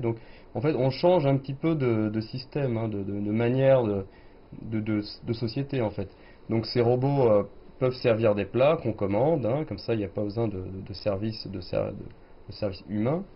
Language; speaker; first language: French; native; French